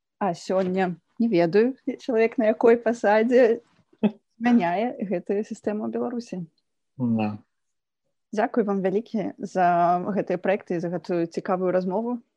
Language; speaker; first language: Belarusian; non-native, local second language; Russian